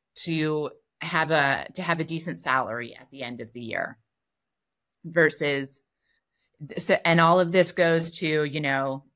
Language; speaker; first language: English; native; English